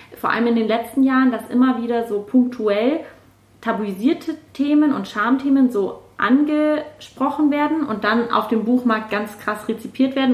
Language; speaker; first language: German; native; German